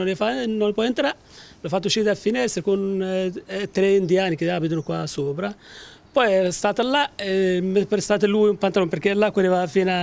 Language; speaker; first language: Italian; non-native, learner; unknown